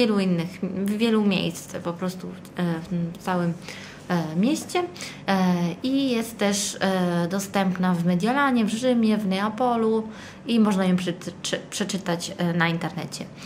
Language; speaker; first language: Polish; early bilingual, heritage; Italian